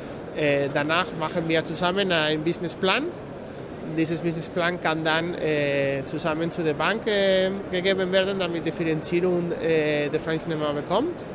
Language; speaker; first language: German; non-native, fluent; Spanish